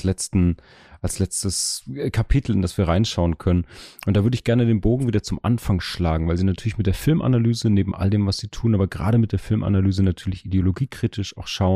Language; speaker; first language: German; native; German